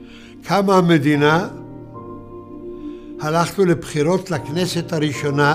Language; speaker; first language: Hebrew; early bilingual, other home language; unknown